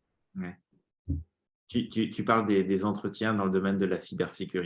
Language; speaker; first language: French; native; French